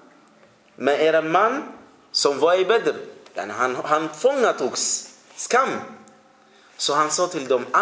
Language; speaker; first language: Swedish; early bilingual, other home language; Arabic